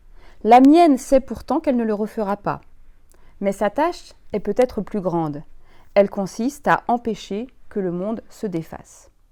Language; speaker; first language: French; native; French